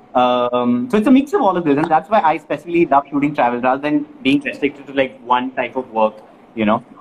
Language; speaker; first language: English; non-native, local second language; Malayalam